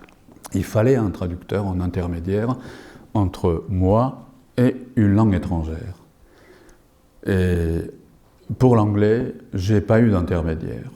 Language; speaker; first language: French; non-native, fluent; Japanese